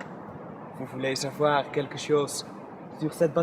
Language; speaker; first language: French; non-native, learner; Dutch